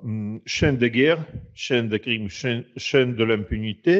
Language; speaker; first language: French; non-native, fluent; Russian